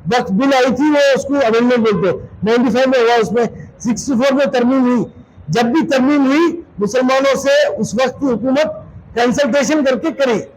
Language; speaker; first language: Urdu; native; Urdu